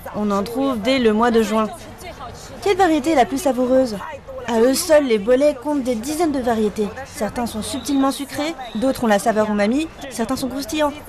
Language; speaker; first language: French; non-native, fluent; Ukrainian